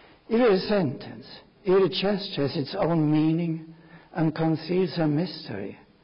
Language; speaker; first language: English; non-native, fluent; German